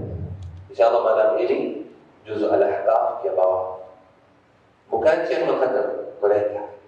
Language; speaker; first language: Indonesian; non-native, fluent; Arabic